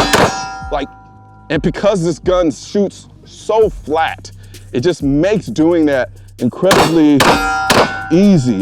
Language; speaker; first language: English; native; English